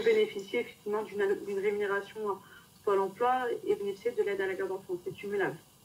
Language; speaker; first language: French; native; French